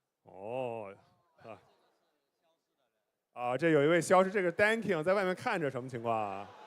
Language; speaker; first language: Chinese; native; Chinese